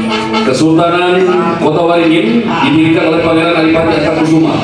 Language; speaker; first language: Indonesian; native; Indonesian